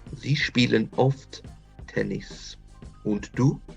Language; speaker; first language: German; non-native, fluent; English